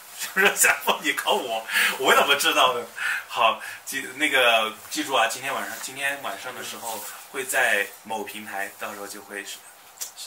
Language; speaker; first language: Chinese; native; Chinese